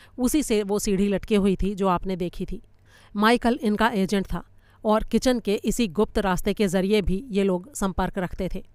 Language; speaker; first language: Hindi; native; Hindi